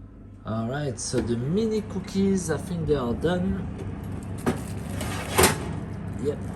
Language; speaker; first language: English; non-native, fluent; French